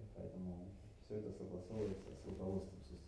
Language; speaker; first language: Russian; native; Russian